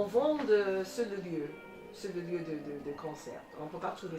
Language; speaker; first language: French; non-native, fluent; English